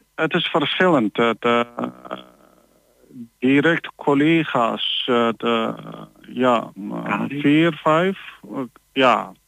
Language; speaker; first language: Dutch; non-native, learner; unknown